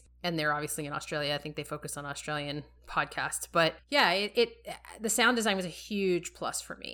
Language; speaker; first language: English; native; English